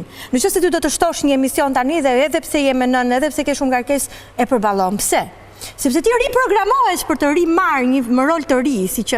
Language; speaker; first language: Albanian; native; Albanian